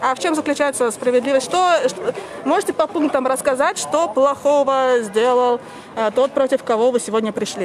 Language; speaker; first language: Russian; native; Russian